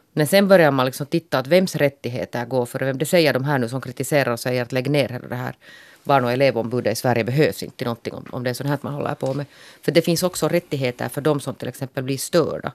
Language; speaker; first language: Swedish; native; Swedish